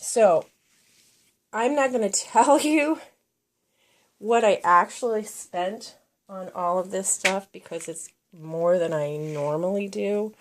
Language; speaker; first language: English; native; English